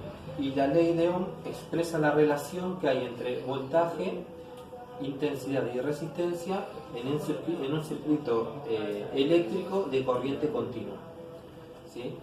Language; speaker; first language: Spanish; native; Spanish